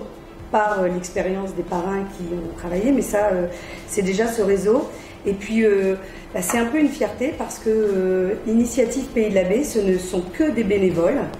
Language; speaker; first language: French; native; French